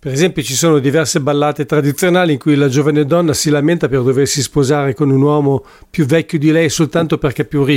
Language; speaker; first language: Italian; native; Italian